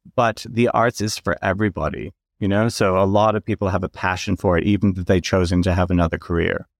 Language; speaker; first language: English; native; English